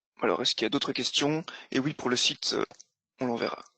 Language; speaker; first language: French; native; French